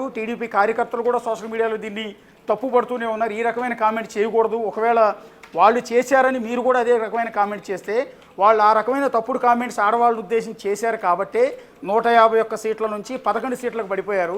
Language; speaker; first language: Telugu; native; Telugu